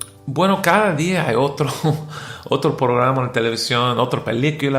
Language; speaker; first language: Spanish; non-native, learner; English